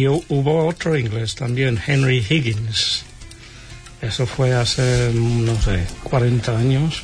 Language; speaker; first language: Spanish; non-native, fluent; English